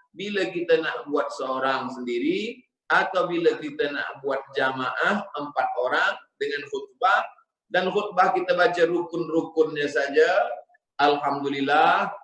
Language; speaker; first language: Malay; native; Malay